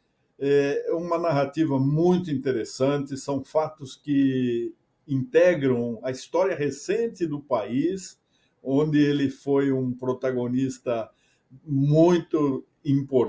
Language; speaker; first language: Portuguese; native; Portuguese